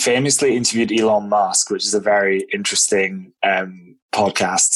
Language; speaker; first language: English; native; English